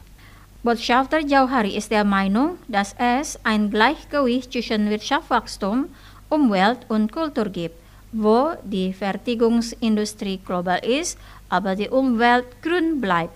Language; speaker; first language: German; non-native, fluent; Indonesian